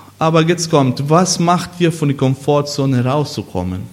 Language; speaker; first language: German; non-native, learner; Portuguese